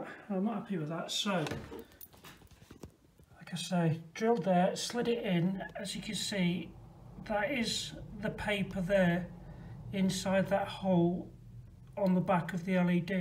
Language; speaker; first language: English; native; English